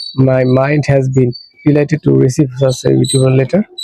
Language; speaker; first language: English; non-native, local second language; Bangla